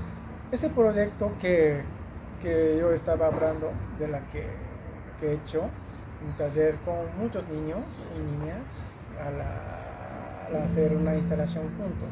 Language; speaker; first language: Spanish; non-native, learner; Japanese